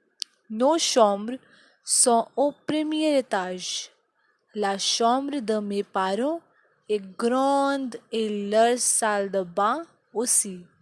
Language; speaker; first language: French; non-native, fluent; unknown